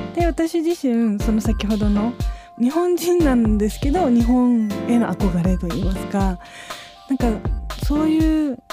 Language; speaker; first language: Japanese; native; Japanese